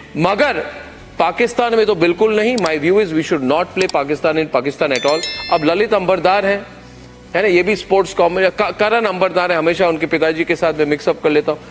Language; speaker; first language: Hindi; non-native, local second language; Assamese